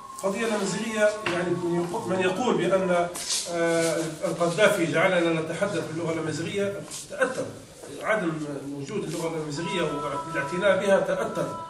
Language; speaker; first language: Arabic; non-native, local second language; Berber languages